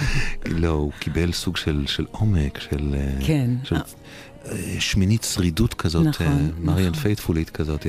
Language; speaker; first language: Hebrew; native; Hebrew